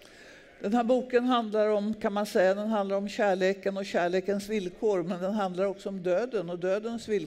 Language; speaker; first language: Swedish; native; Swedish